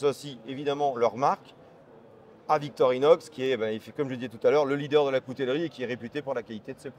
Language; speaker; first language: French; native; French